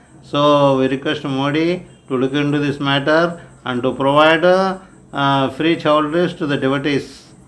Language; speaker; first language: English; non-native, local second language; Telugu